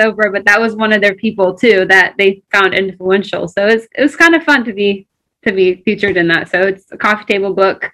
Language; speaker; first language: English; early bilingual, other home language; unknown